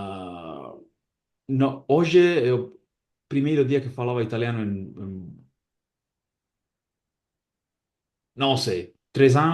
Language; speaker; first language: Portuguese; non-native, fluent; Basque